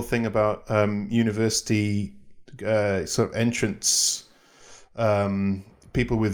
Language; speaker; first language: English; native; English